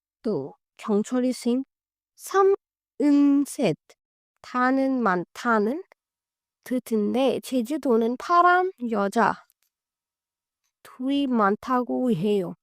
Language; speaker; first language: Korean; non-native, learner; Hindi